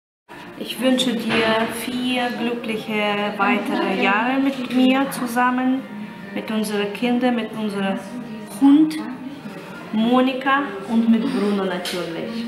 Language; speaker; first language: German; non-native, fluent; Russian